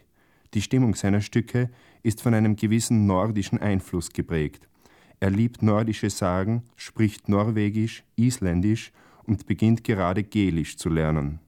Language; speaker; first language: German; native; German